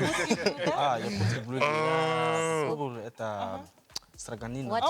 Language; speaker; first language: Russian; non-native, learner; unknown